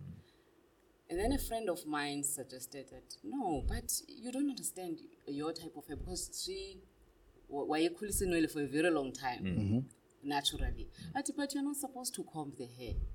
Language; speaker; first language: English; non-native, local second language; Xhosa